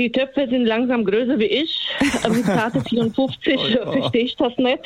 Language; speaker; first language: German; non-native, fluent; Slovak